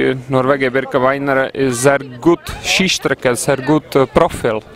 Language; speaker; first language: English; non-native, learner; Czech